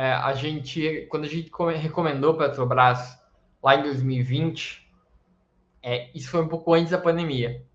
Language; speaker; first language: Portuguese; native; Portuguese